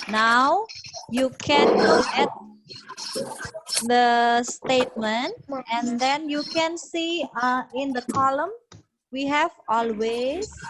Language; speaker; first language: English; non-native, fluent; Indonesian